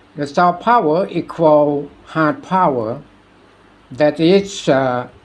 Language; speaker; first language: English; non-native, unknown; Thai